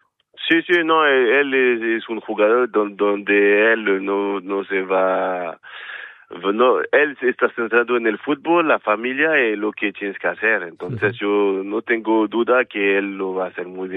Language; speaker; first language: Spanish; non-native, fluent; French